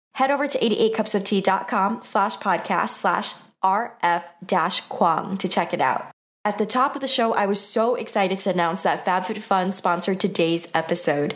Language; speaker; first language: English; native; English